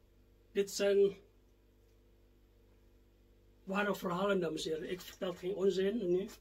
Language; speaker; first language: Dutch; non-native, fluent; Indonesian